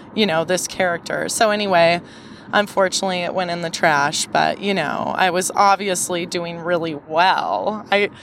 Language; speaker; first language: English; native; English